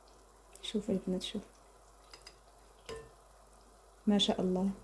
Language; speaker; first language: Arabic; native; Arabic